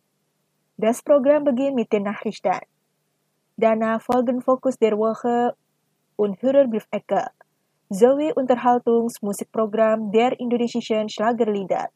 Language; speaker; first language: German; non-native, fluent; Indonesian